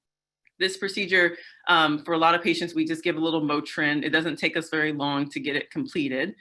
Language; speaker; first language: English; native; English